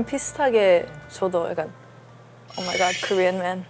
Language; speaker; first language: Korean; early bilingual, heritage; Korean